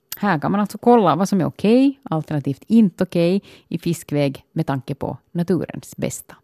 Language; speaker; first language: Swedish; native; Swedish